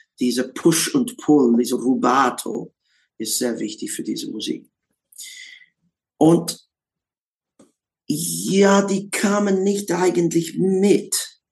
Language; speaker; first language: German; non-native, learner; English